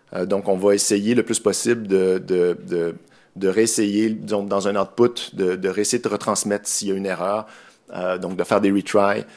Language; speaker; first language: French; native; French